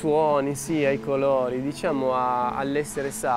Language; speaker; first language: Italian; native; Italian